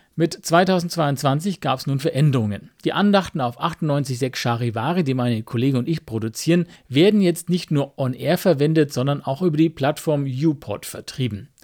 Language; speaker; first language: German; native; German